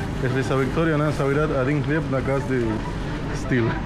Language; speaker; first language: Russian; non-native, learner; Spanish